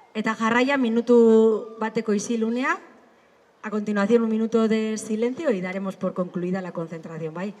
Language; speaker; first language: Spanish; native; Spanish